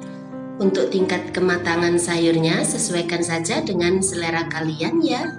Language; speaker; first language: Indonesian; native; Indonesian